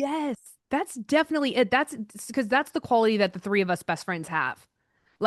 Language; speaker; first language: English; native; English